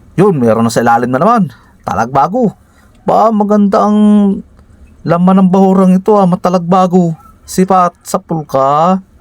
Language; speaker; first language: Filipino; non-native, local second language; Cebuano